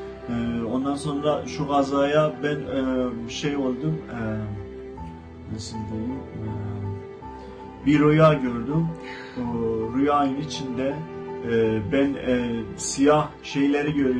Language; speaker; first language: Turkish; non-native, fluent; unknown